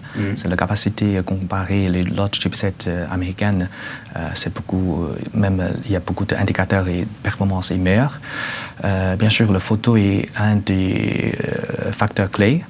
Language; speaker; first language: French; non-native, learner; Chinese